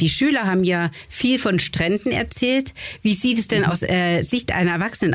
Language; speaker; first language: German; native; German